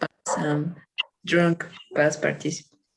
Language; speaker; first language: English; non-native, learner; Spanish